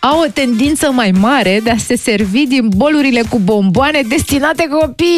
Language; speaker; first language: Romanian; native; Romanian